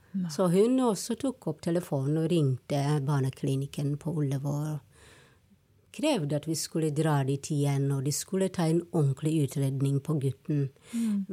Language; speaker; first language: Norwegian; non-native, fluent; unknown